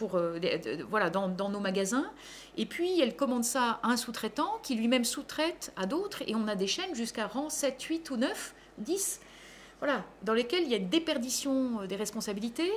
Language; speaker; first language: French; native; French